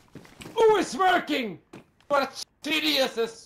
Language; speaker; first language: English; non-native, learner; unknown